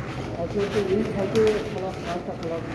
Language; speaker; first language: Hindi; non-native, local second language; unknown